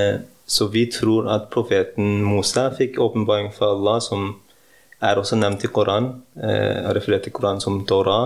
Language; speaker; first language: Norwegian; early bilingual, heritage; Norwegian